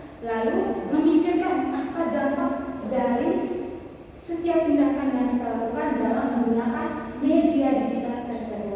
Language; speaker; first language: Indonesian; native; Indonesian